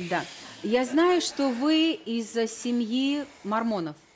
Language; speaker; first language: Russian; native; Russian